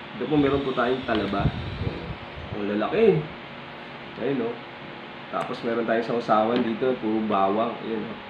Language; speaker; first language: Filipino; non-native, local second language; Iloko